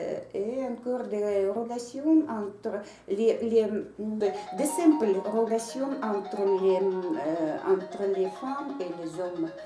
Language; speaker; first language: French; non-native, learner; Russian